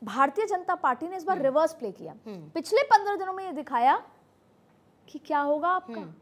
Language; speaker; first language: Hindi; native; Hindi